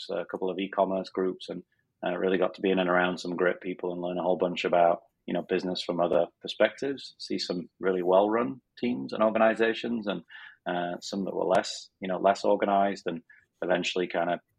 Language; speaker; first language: English; native; English